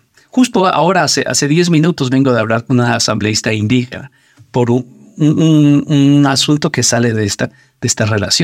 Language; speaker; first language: Spanish; native; Spanish